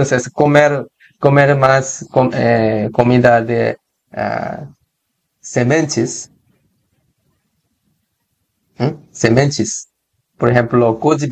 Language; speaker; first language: Spanish; non-native, learner; Korean